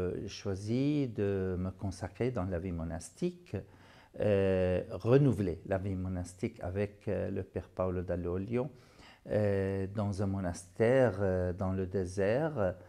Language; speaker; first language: French; non-native, local second language; Arabic